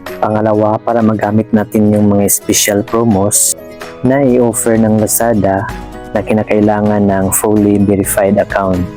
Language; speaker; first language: Filipino; native; Filipino